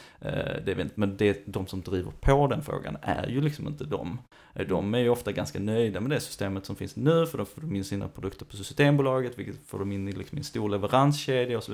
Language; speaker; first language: Swedish; native; Swedish